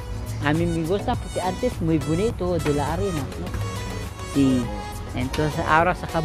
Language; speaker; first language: Spanish; non-native, learner; Filipino